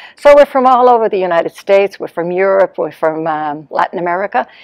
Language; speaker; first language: English; native; English